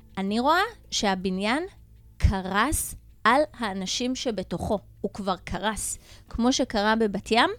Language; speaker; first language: Hebrew; native; Hebrew